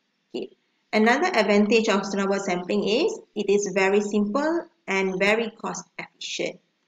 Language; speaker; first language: English; non-native, local second language; Malay